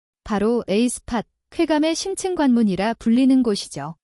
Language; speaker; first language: Korean; native; Korean